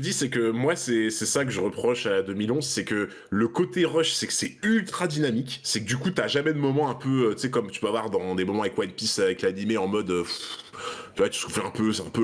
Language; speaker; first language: French; native; French